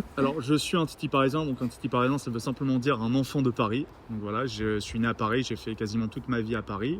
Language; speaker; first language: French; native; French